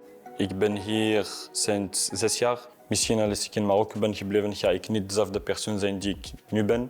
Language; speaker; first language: Dutch; non-native, fluent; Arabic